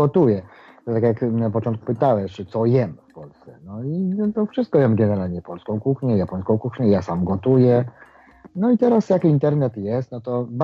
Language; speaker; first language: Polish; non-native, fluent; Japanese